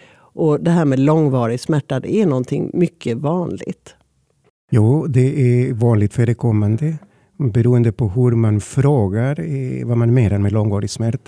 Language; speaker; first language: Swedish; non-native, fluent; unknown